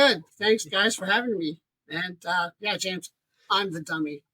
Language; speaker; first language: English; native; English